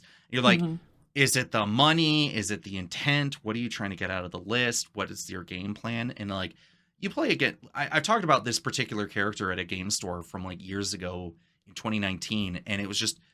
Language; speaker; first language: English; native; English